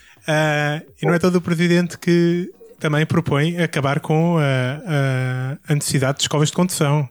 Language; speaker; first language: Portuguese; native; Portuguese